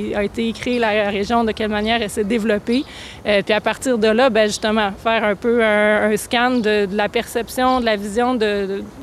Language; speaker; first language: French; native; French